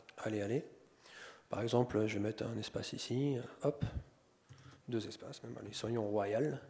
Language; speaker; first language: French; native; French